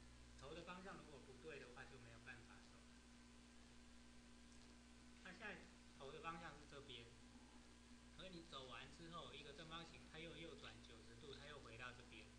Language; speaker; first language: Chinese; native; Chinese